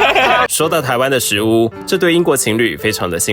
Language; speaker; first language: Chinese; native; Chinese